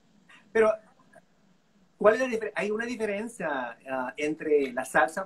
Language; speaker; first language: Spanish; non-native, fluent; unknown